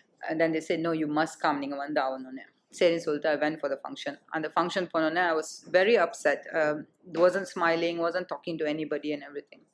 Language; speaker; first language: English; non-native, local second language; Tamil